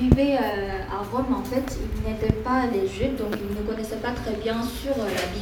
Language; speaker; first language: French; non-native, fluent; Korean